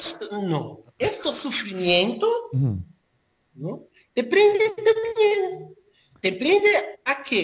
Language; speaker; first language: Portuguese; non-native, fluent; Spanish